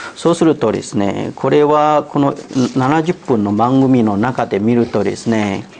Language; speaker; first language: Japanese; non-native, fluent; Chinese